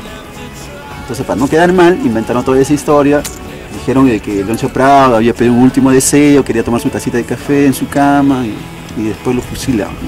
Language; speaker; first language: Spanish; native; Spanish